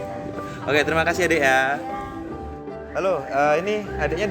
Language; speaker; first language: Indonesian; native; Indonesian